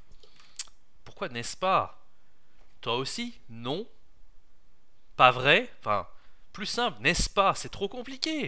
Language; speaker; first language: French; native; French